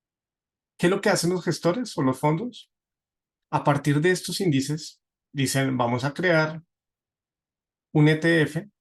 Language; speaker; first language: Spanish; native; Spanish